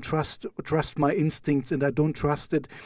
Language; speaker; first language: English; non-native, fluent; German